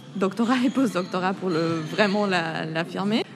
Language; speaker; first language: French; non-native, fluent; Spanish